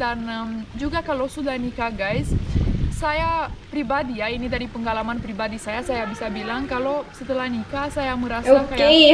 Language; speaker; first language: Indonesian; non-native, fluent; Romanian